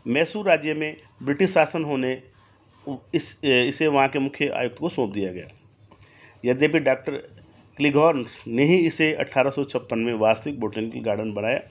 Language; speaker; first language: Hindi; native; Hindi